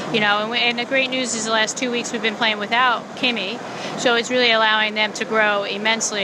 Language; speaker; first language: English; native; English